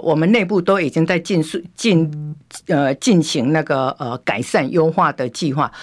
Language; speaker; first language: Chinese; native; Chinese